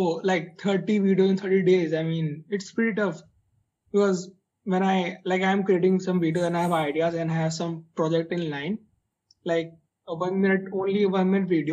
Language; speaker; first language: English; non-native, local second language; Hindi